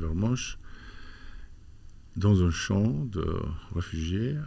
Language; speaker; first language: French; non-native, fluent; Albanian